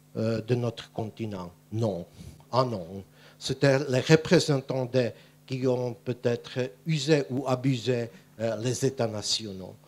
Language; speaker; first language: French; non-native, fluent; Czech